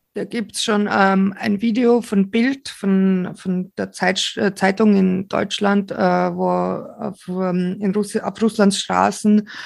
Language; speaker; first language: German; early bilingual, other home language; Slovak